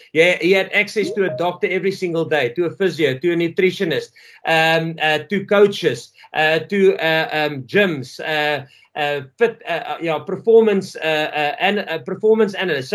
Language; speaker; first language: English; non-native, local second language; Afrikaans